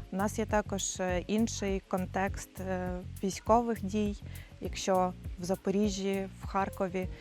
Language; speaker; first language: Ukrainian; native; Ukrainian